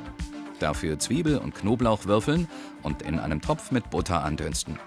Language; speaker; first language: German; native; German